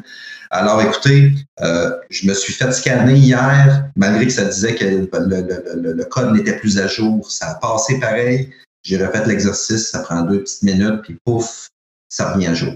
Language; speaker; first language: French; native; French